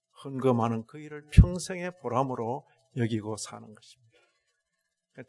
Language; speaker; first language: Korean; native; Korean